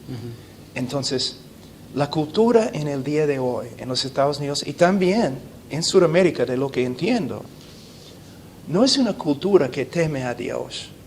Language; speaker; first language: Spanish; non-native, fluent; English